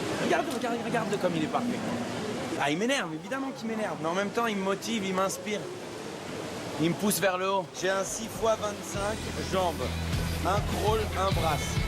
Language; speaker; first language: French; native; French